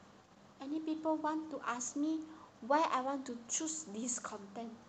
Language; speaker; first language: English; non-native, learner; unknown